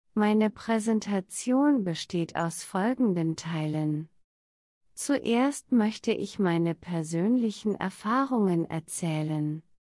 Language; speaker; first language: German; non-native, learner; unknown